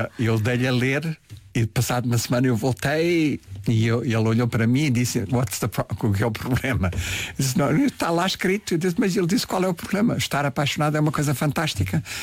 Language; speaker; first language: Portuguese; early bilingual, heritage; Portuguese